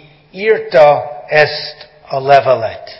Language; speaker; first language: Hungarian; non-native, fluent; English